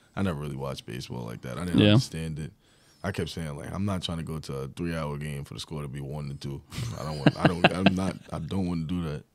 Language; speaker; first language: English; native; English